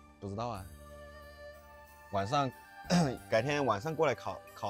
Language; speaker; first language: Chinese; native; Chinese